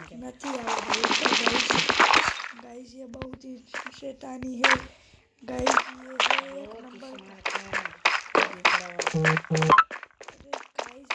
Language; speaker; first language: Hindi; non-native, local second language; Gujarati